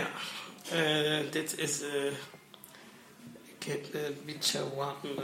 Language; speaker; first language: Dutch; non-native, learner; Arabic